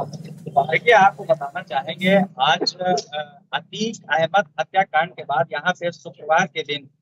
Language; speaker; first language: Hindi; native; Hindi